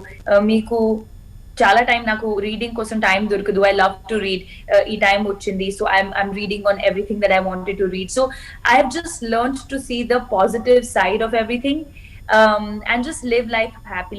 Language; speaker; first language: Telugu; non-native, local second language; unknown